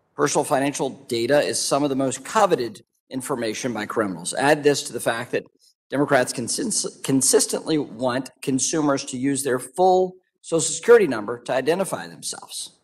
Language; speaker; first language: English; native; English